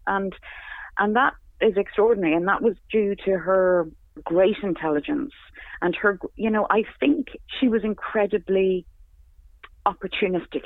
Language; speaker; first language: English; native; English